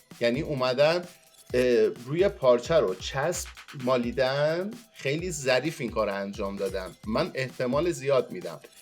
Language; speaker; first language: Persian; non-native, local second language; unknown